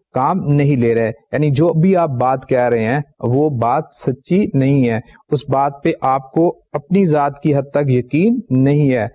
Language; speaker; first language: Urdu; native; Urdu